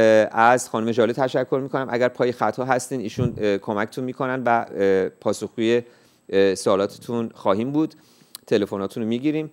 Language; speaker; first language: Persian; native; Persian